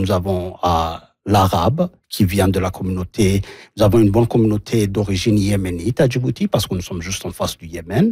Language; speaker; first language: French; non-native, local second language; Somali